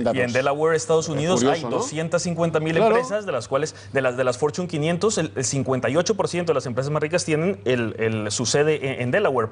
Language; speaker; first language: Spanish; native; Spanish